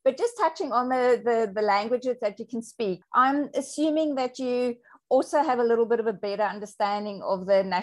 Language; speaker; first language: English; native; English